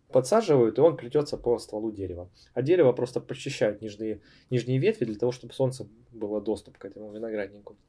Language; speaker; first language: Russian; native; Russian